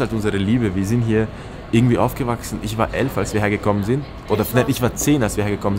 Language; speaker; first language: German; early bilingual, other home language; Persian